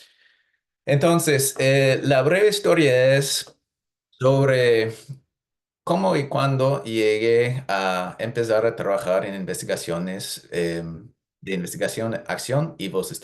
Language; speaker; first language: Spanish; non-native, fluent; English